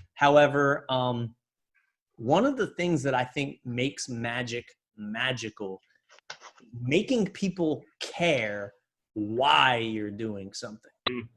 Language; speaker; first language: English; native; English